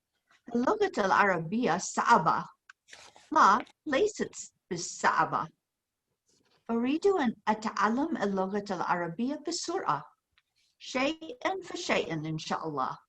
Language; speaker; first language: Arabic; non-native, fluent; English